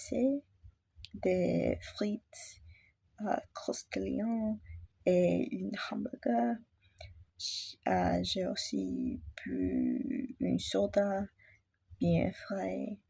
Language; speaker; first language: French; non-native, learner; English